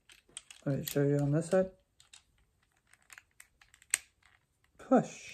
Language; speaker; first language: English; native; English